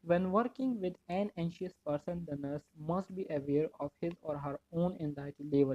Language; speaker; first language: English; non-native, local second language; Urdu